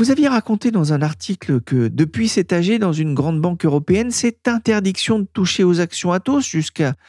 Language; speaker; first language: French; native; French